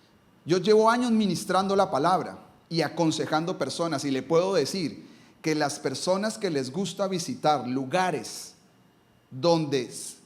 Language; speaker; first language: Spanish; native; Spanish